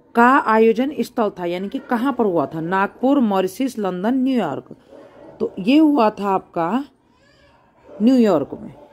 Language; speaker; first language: Hindi; native; Hindi